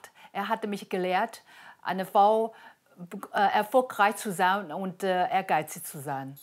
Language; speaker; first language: German; non-native, learner; Chinese